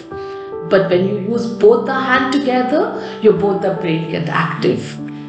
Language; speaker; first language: English; non-native, local second language; Hindi